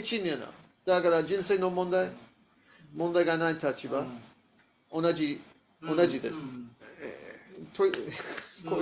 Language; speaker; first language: Japanese; non-native, learner; English